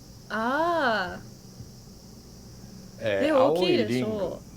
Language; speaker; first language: Japanese; non-native, learner; English